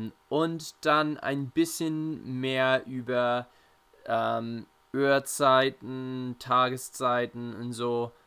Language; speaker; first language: German; non-native, fluent; English